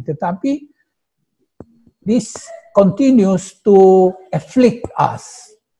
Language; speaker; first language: English; non-native, fluent; Indonesian